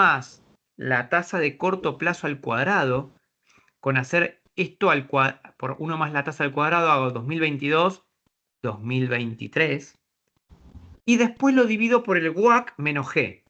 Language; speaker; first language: Spanish; native; Spanish